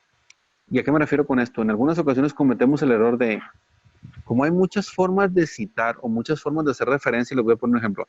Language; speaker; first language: Spanish; native; Spanish